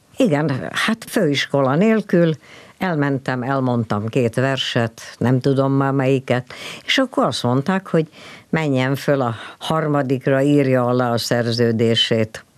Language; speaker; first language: Hungarian; native; Hungarian